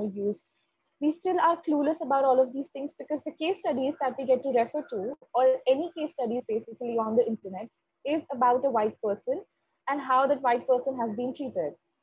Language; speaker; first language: English; non-native, local second language; Hindi